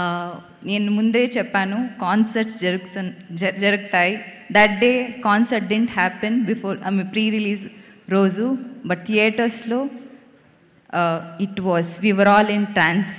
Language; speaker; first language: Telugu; non-native, learner; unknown